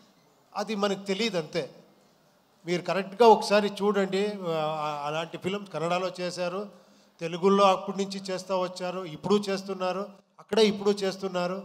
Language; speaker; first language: Telugu; non-native, local second language; Kannada